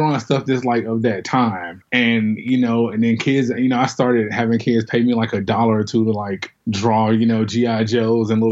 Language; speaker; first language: English; native; English